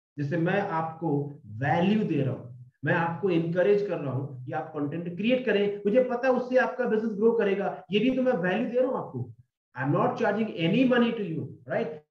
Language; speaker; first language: Hindi; native; Hindi